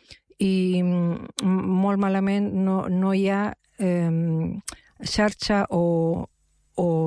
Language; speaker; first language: Catalan; non-native, fluent; Spanish